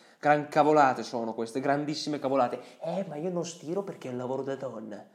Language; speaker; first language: Italian; early bilingual, other home language; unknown